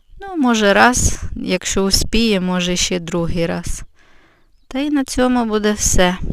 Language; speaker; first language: Ukrainian; native; Ukrainian